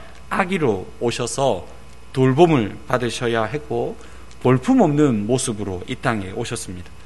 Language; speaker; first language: Korean; native; Korean